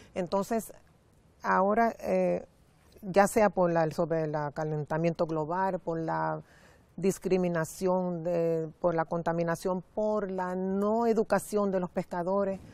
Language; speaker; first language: Spanish; native; Spanish